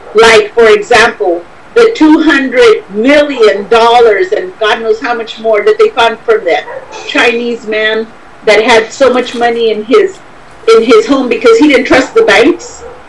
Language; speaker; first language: English; native; English